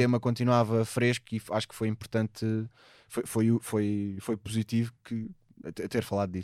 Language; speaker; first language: Portuguese; native; Portuguese